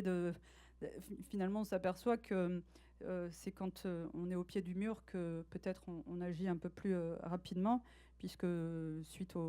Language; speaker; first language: French; native; French